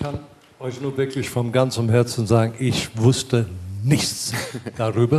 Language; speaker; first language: German; non-native, fluent; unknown